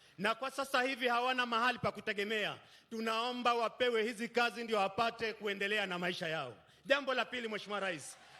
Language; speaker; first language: Swahili; native; Swahili